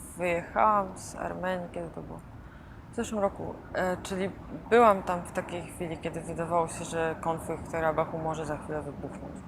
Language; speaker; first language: Polish; native; Polish